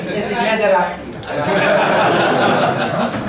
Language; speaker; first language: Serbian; non-native, learner; Arabic